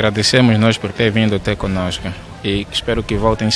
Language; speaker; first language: Portuguese; native; Portuguese